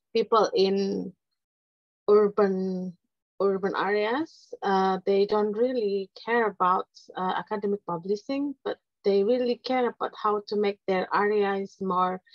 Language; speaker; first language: English; non-native, fluent; Indonesian